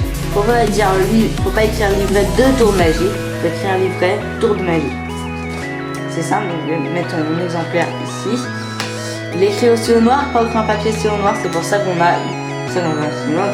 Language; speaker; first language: French; native; French